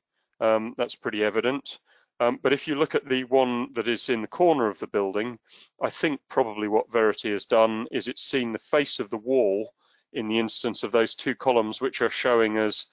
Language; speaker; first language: English; native; English